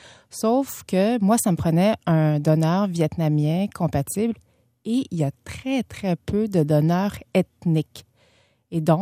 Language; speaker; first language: French; early bilingual, other home language; Vietnamese